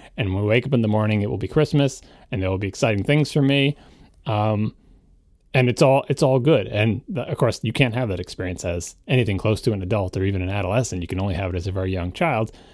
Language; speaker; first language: English; native; English